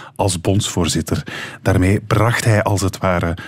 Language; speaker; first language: Dutch; native; Dutch